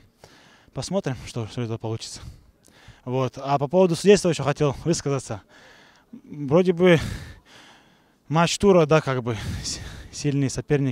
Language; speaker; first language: Russian; native; Russian